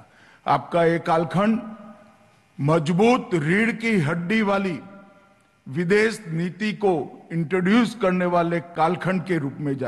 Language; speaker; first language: Hindi; non-native, local second language; Gujarati